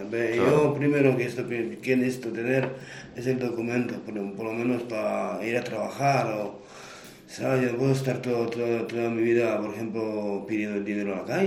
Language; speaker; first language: Spanish; non-native, fluent; Romanian